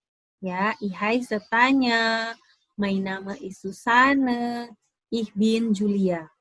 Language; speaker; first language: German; non-native, fluent; Indonesian